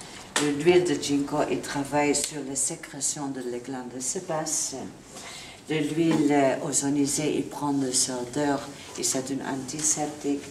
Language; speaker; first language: French; non-native, learner; Italian